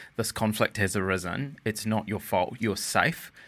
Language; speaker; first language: English; native; English